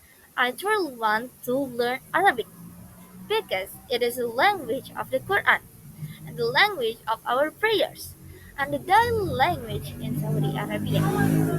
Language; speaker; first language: English; non-native, learner; Indonesian